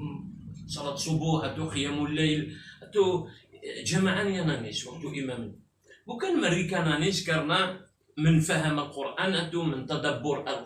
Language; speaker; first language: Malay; non-native, fluent; Arabic